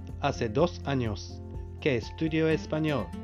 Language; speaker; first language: Spanish; non-native, fluent; Japanese